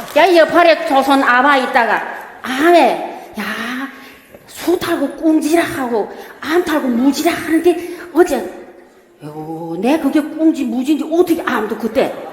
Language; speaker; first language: Korean; native; Korean